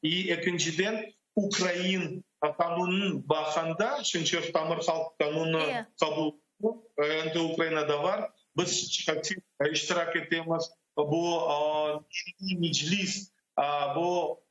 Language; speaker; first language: Turkish; non-native, learner; Crimean Tatar